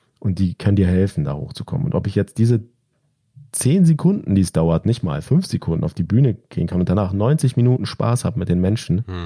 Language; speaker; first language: German; early bilingual, other home language; Turkish